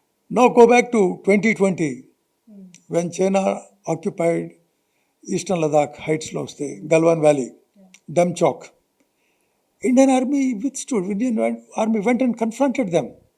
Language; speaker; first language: English; non-native, local second language; Telugu